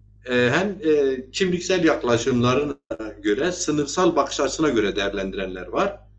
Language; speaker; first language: Turkish; native; Turkish